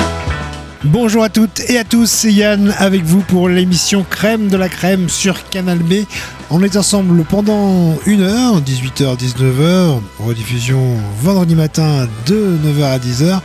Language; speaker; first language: French; native; French